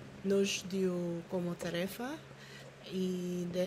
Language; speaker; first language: Portuguese; non-native, learner; Filipino